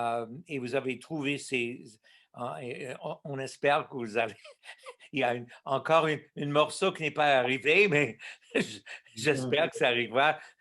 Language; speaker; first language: French; non-native, local second language; English